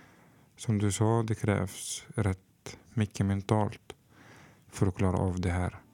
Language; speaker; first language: Swedish; non-native, fluent; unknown